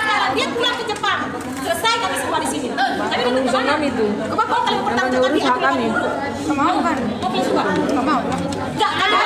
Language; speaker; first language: Indonesian; native; Indonesian